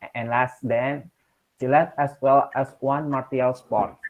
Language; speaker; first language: English; non-native, learner; Indonesian